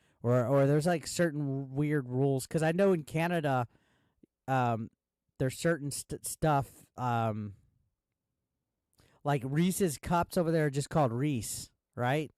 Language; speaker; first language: English; native; English